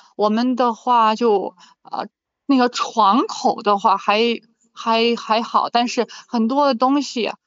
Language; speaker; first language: Chinese; non-native, fluent; Ukrainian